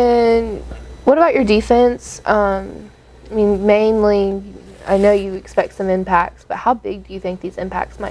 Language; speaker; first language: English; native; English